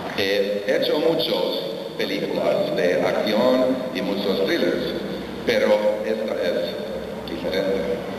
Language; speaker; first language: Spanish; non-native, fluent; Finnish